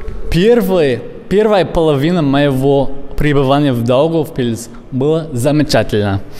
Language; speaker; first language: Russian; non-native, learner; English